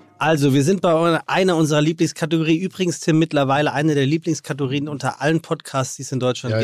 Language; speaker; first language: German; native; German